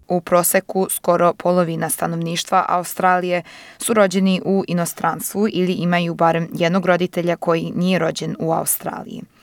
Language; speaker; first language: Serbian; early bilingual, heritage; Serbian